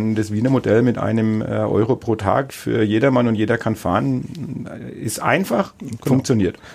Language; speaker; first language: German; native; German